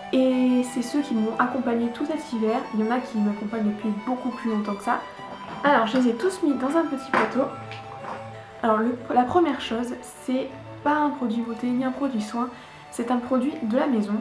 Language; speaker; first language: French; native; French